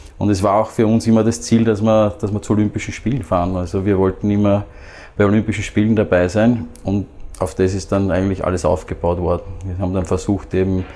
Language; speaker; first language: German; native; German